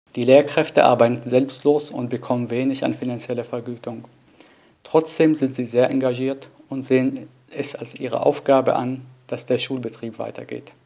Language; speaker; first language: German; non-native, fluent; Arabic